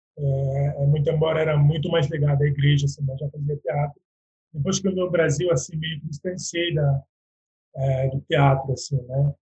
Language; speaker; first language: Portuguese; non-native, local second language; Upper Guinea Crioulo